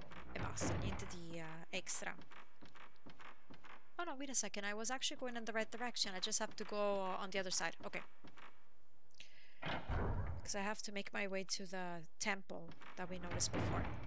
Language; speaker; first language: English; early bilingual, other home language; Italian